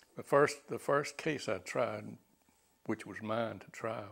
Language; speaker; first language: English; native; English